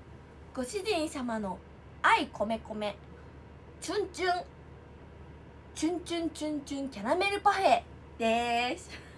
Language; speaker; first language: Japanese; native; Japanese